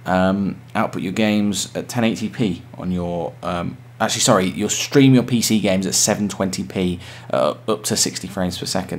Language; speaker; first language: English; native; English